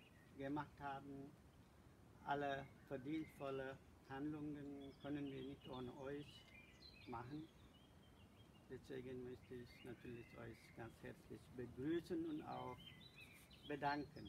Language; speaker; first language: German; non-native, learner; Sinhala